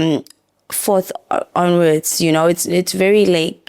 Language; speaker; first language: English; non-native, local second language; Zulu